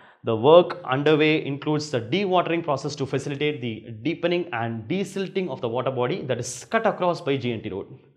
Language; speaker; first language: English; non-native, local second language; Tamil